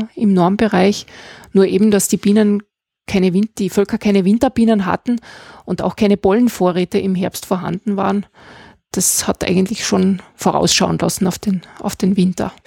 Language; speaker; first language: German; native; German